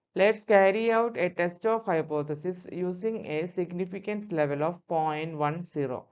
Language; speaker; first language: English; non-native, local second language; Malayalam